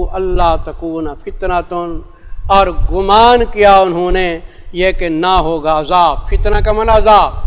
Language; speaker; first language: Urdu; non-native, local second language; Saraiki